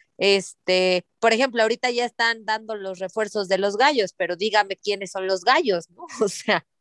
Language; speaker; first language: Spanish; native; Spanish